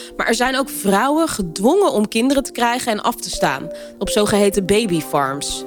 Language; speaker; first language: Dutch; native; Dutch